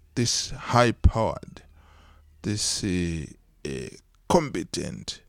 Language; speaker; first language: English; non-native, local second language; Shona